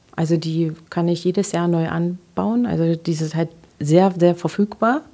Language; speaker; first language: German; native; German